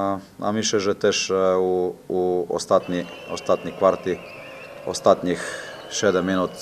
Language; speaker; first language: Polish; non-native, fluent; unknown